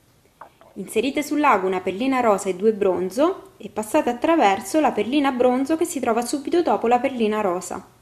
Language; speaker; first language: Italian; native; Italian